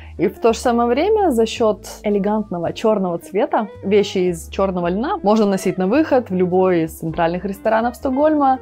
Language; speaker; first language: Russian; native; Russian